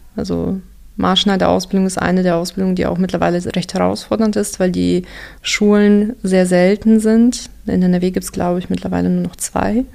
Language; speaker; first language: German; non-native, local second language; Russian